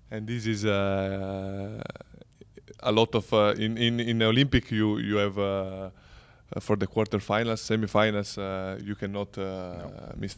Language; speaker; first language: English; non-native, learner; Italian